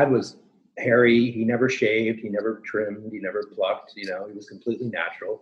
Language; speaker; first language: English; native; English